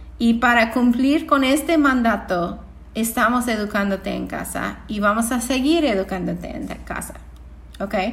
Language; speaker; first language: Spanish; non-native, fluent; English